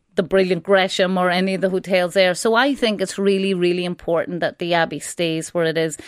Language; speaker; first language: English; native; English